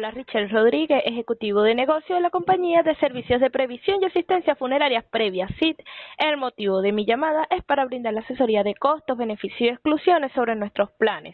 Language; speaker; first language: Spanish; native; Spanish